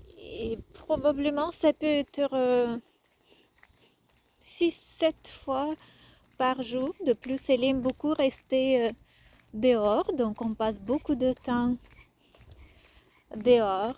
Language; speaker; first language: French; non-native, fluent; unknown